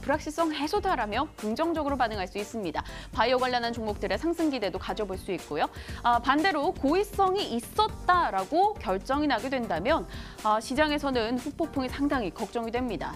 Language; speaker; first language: Korean; native; Korean